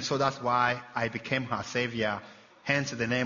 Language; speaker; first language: English; non-native, local second language; Kinyarwanda